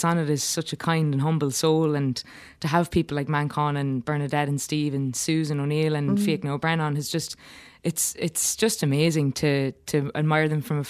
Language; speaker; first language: English; native; English